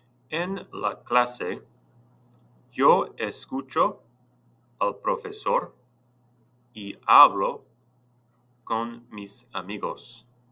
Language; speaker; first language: Spanish; non-native, fluent; English